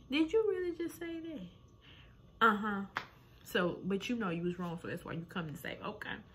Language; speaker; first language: English; native; English